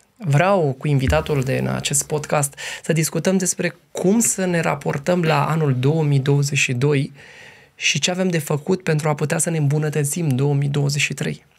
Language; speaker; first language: Romanian; native; Romanian